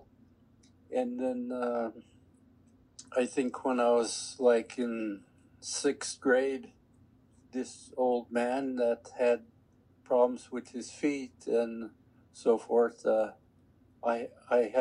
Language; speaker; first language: English; native; English